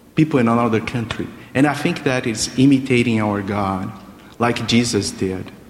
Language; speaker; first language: English; non-native, fluent; Portuguese